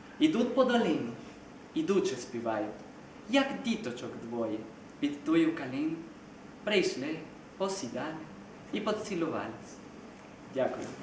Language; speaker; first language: Ukrainian; non-native, learner; Spanish